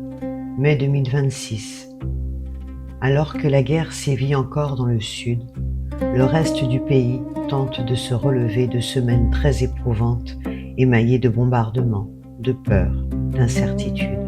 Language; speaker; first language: French; native; French